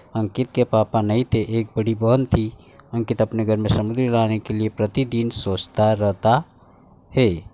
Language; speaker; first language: Hindi; non-native, local second language; Marathi